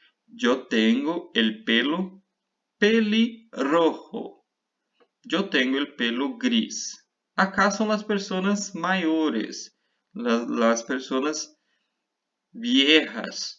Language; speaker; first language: Spanish; non-native, fluent; Portuguese